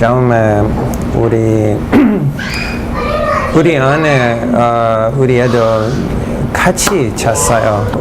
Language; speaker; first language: Korean; non-native, learner; English